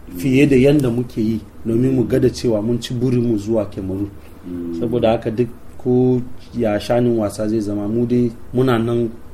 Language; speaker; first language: Hausa; non-native, local second language; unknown